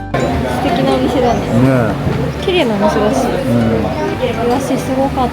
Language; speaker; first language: Japanese; native; Japanese